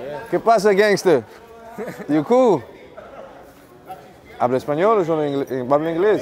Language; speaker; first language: Spanish; non-native, learner; English